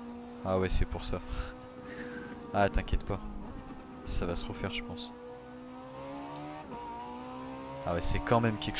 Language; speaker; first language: French; native; French